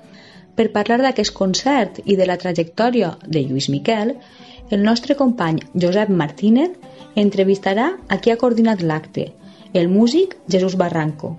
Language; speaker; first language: Catalan; native; Catalan